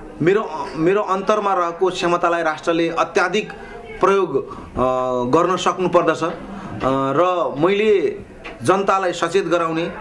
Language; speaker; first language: Nepali; native; Nepali